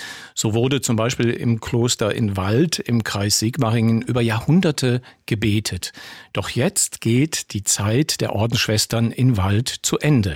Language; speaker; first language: German; native; German